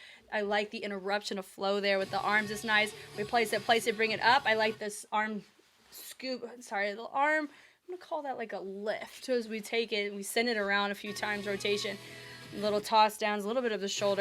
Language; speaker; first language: English; native; English